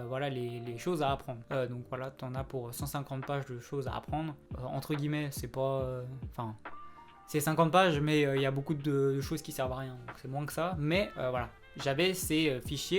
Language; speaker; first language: French; native; French